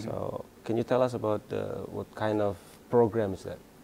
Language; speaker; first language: English; non-native, fluent; Indonesian